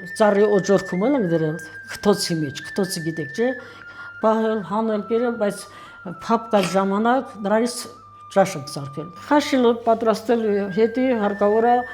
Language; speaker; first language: Armenian; native; Armenian